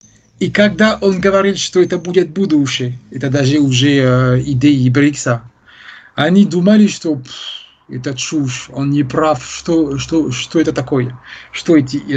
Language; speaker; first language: Russian; non-native, fluent; French